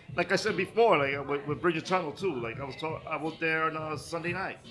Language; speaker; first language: English; native; English